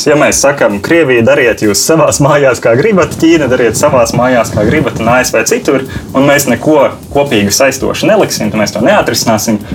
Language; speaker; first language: Latvian; native; Latvian